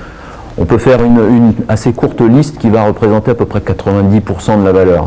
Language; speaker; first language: French; native; French